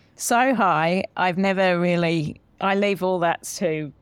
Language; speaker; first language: English; native; English